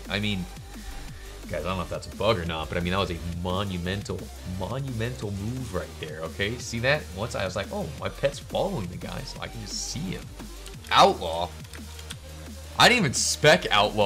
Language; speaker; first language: English; native; English